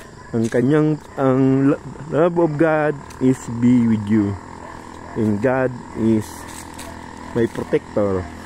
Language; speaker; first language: English; non-native, local second language; Filipino